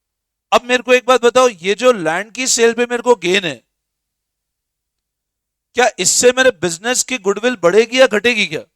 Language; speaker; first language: Hindi; native; Hindi